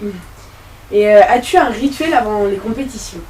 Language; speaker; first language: French; native; French